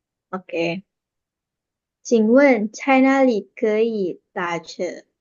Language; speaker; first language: Chinese; non-native, learner; Indonesian